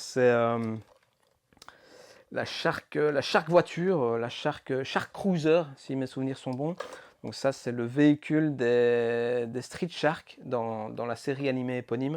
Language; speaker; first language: French; native; French